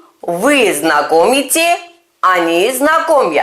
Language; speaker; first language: Russian; non-native, fluent; Turkish